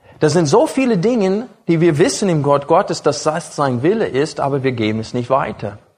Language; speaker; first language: German; non-native, fluent; English